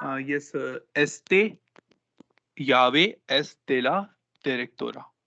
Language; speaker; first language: Spanish; non-native, learner; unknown